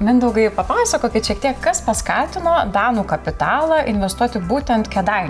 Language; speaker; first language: Lithuanian; native; Lithuanian